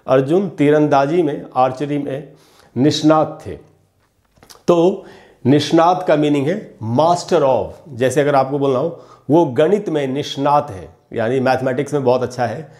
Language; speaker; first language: Hindi; native; Hindi